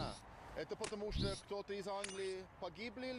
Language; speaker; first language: Russian; non-native, learner; English